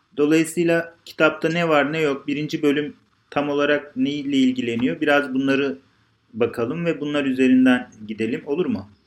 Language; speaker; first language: Turkish; native; Turkish